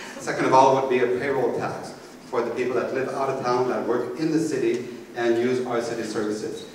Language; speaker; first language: English; native; English